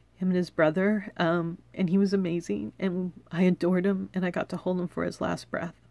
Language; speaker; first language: English; native; English